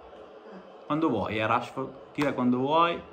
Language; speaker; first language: Italian; native; Italian